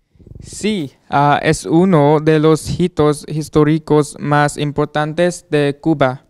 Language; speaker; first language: Spanish; non-native, learner; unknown